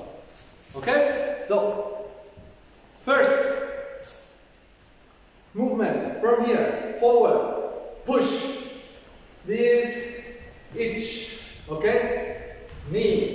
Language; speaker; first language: English; non-native, learner; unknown